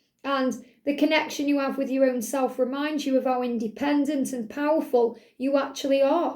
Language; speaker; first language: English; native; English